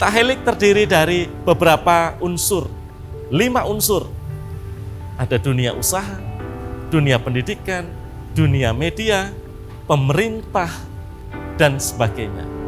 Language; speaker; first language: Indonesian; native; Indonesian